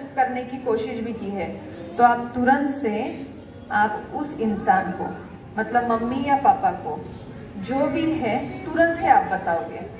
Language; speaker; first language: Hindi; non-native, local second language; Marathi